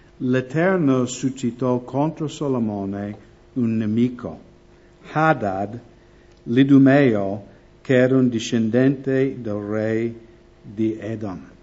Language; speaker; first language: Italian; non-native, fluent; English